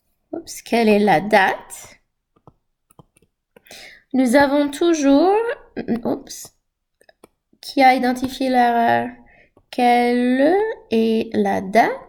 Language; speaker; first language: French; non-native, fluent; English